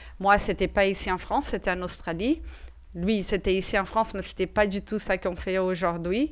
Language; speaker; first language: French; non-native, fluent; Portuguese